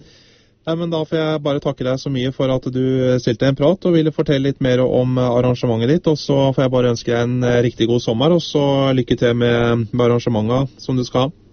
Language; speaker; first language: Norwegian; native; Norwegian